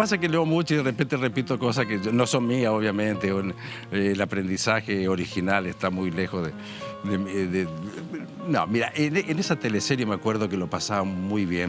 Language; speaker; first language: Spanish; native; Spanish